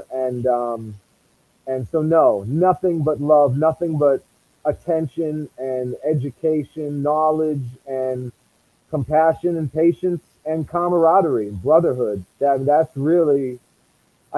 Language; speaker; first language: English; native; English